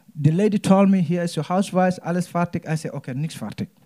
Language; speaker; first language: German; non-native, learner; Wolof